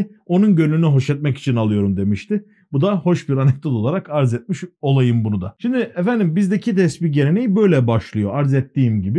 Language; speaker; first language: Turkish; native; Turkish